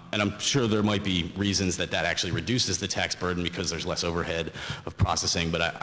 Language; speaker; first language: English; native; English